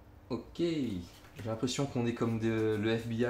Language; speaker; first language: French; native; French